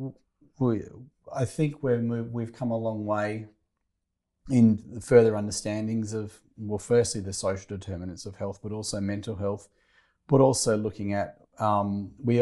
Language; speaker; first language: English; native; English